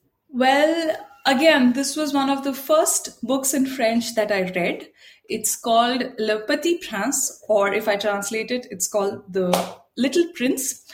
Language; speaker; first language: English; non-native, local second language; Tamil